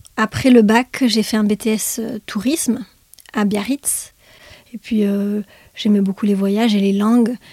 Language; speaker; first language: French; native; French